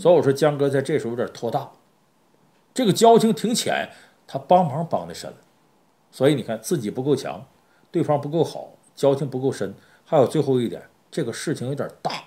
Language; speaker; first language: Chinese; native; Chinese